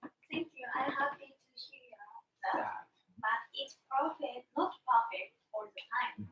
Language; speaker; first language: English; non-native, learner; Japanese